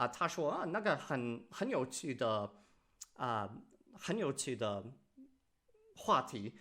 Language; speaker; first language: Chinese; non-native, learner; English